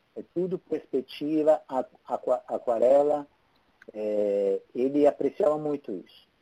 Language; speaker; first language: Portuguese; non-native, fluent; Italian